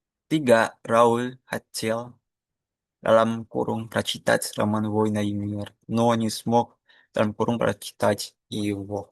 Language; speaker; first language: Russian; non-native, fluent; Indonesian